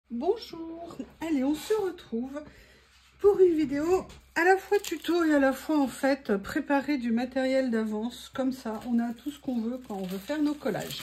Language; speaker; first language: French; native; French